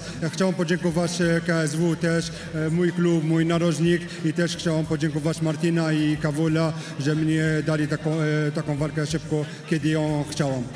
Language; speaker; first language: Polish; non-native, learner; French